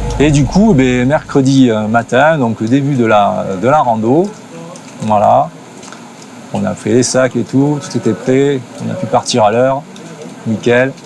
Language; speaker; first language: French; native; French